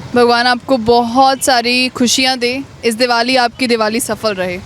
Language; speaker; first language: Hindi; non-native, local second language; Punjabi